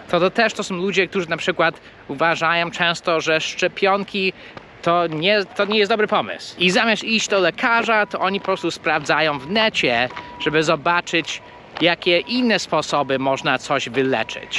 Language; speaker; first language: Polish; non-native, fluent; English